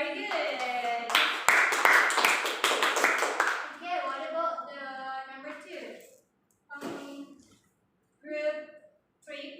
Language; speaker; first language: English; non-native, learner; Indonesian